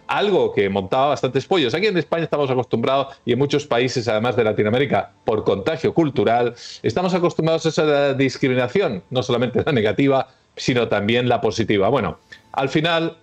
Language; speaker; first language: Spanish; early bilingual, heritage; Spanish